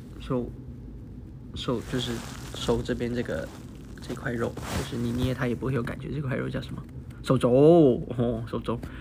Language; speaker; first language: Chinese; early bilingual, heritage; Chinese